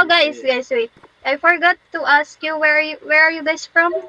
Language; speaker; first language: English; non-native, local second language; Filipino